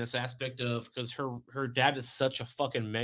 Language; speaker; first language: English; native; English